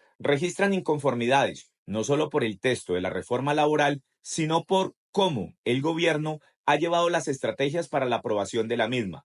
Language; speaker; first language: Spanish; native; Spanish